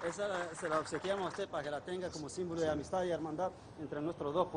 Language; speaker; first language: Spanish; non-native, fluent; Arabic